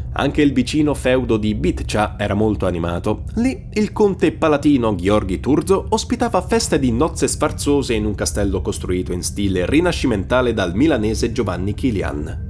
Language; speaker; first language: Italian; native; Italian